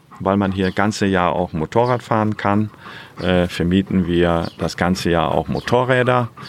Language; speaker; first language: German; native; German